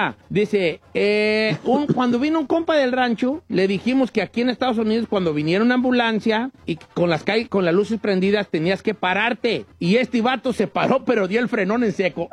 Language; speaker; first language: Spanish; native; Spanish